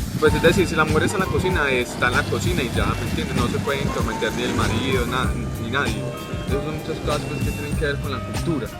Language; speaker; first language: Spanish; native; Spanish